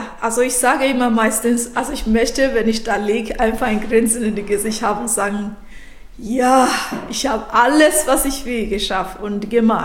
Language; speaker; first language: German; non-native, fluent; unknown